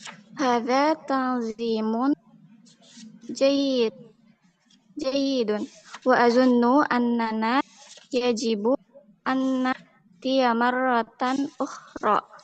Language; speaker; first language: Arabic; non-native, learner; Indonesian